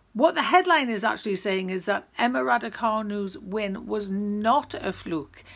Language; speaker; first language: English; native; English